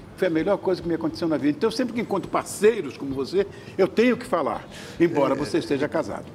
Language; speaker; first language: Portuguese; native; Portuguese